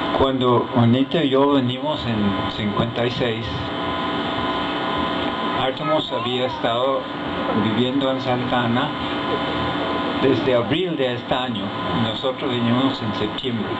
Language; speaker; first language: Spanish; non-native, fluent; English